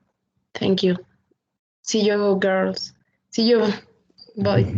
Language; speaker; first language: English; non-native, learner; Spanish